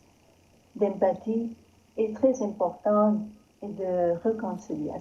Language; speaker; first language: French; non-native, learner; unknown